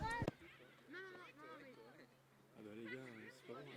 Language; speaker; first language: French; native; French